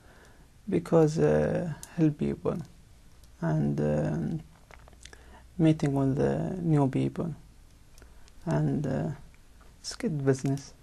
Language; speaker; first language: English; non-native, learner; Arabic